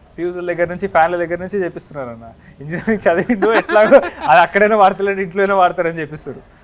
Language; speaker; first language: Telugu; native; Telugu